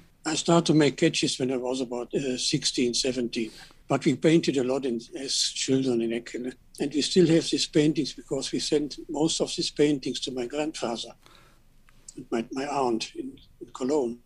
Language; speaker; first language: English; non-native, fluent; German